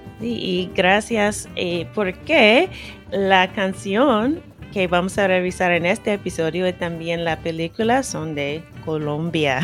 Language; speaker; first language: Spanish; non-native, fluent; English